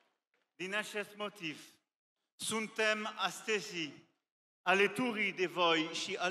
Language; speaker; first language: Romanian; non-native, learner; French